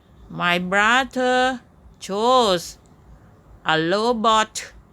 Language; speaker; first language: English; non-native, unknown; Thai